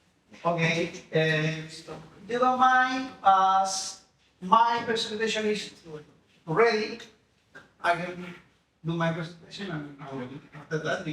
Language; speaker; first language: English; non-native, fluent; Spanish